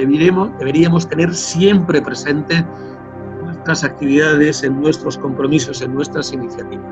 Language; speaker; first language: Spanish; native; Spanish